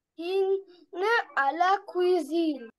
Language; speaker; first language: French; non-native, learner; Arabic